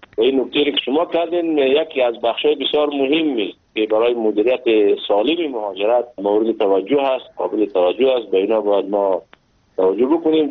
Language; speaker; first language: Persian; native; Persian